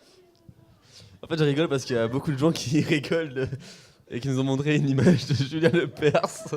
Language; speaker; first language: French; native; French